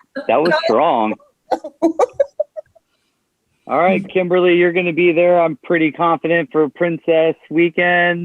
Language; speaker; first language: English; native; English